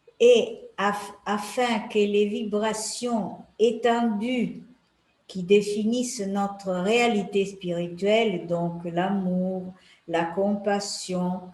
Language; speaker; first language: French; non-native, fluent; Italian